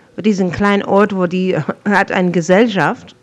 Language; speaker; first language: German; non-native, fluent; English